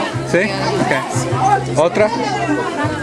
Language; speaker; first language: Spanish; non-native, learner; English